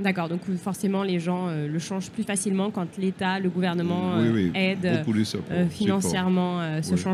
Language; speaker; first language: French; native; French